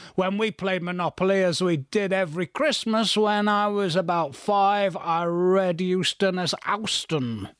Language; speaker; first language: English; native; English